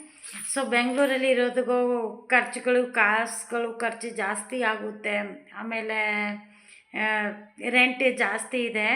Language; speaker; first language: Kannada; non-native, local second language; Hindi